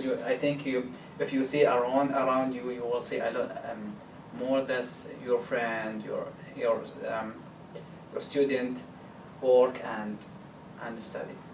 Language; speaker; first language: English; non-native, learner; Arabic